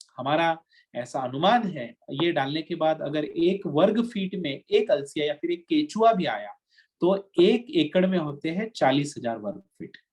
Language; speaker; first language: Hindi; non-native, local second language; Marathi